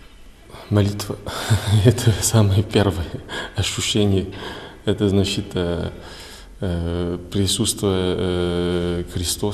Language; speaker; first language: Russian; non-native, fluent; French